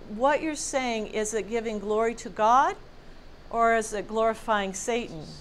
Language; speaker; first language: English; native; English